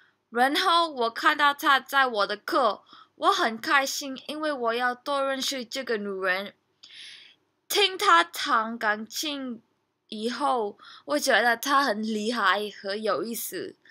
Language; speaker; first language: Chinese; non-native, learner; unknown